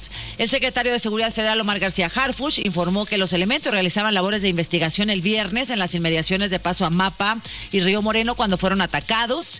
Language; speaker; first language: Spanish; native; Spanish